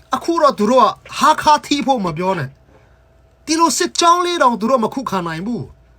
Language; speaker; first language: Burmese; non-native, local second language; Hakha Chin